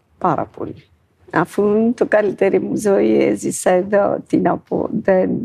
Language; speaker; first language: Greek; non-native, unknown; Amharic